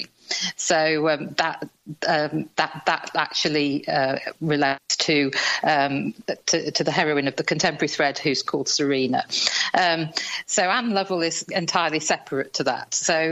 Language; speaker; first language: English; native; English